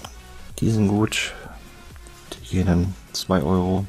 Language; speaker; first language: German; native; German